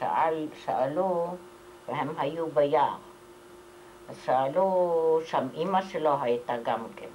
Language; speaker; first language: Hebrew; non-native, fluent; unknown